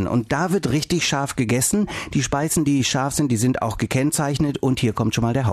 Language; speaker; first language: German; native; German